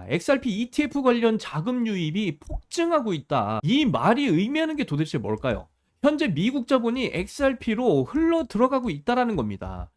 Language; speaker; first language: Korean; native; Korean